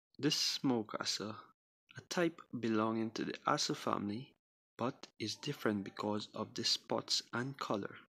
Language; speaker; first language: English; native; English